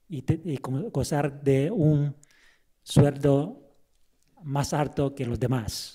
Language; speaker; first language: Spanish; non-native, fluent; Chinese